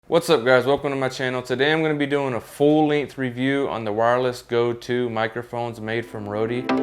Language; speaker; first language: English; native; English